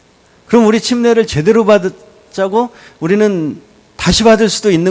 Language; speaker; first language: Korean; native; Korean